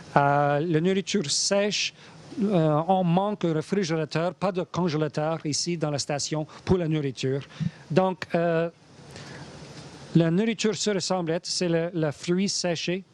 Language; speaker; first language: French; non-native, learner; English